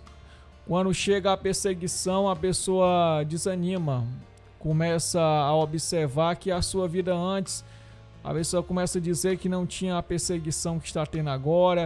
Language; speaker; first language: Portuguese; native; Portuguese